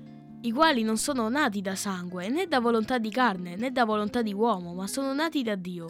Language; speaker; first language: Italian; native; Italian